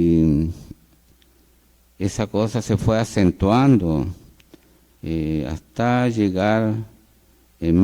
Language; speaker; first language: Portuguese; non-native, fluent; Spanish